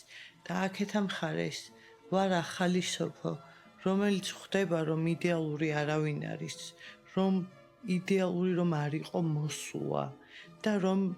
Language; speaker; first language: Georgian; native; Georgian